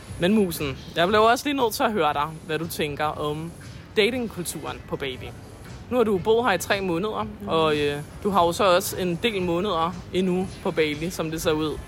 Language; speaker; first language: Danish; native; Danish